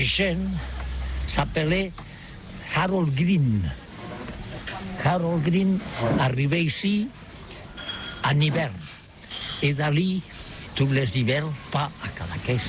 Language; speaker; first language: French; non-native, learner; Catalan